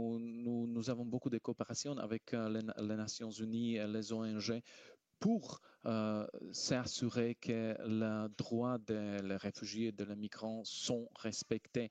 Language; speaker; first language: French; non-native, fluent; Slovak